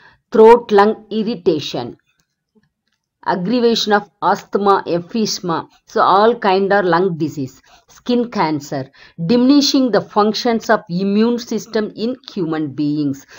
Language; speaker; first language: English; non-native, local second language; Tamil